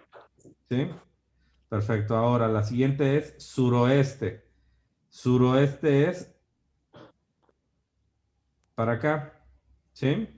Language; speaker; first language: Spanish; native; Spanish